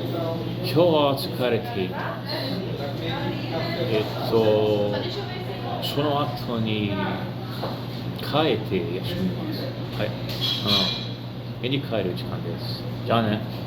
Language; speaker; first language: Japanese; non-native, learner; Portuguese